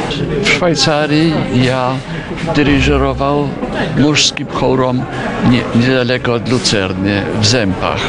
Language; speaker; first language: Russian; non-native, fluent; Polish